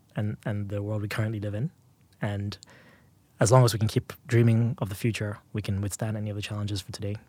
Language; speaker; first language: English; non-native, local second language; Yoruba